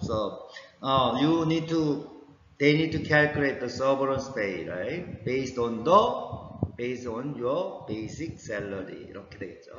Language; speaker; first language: English; non-native, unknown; Korean